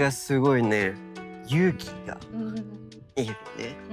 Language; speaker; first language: Japanese; non-native, fluent; English